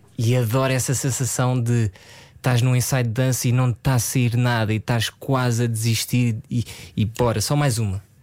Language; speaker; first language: Portuguese; early bilingual, other home language; French